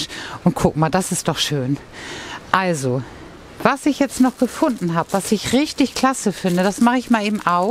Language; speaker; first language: German; native; German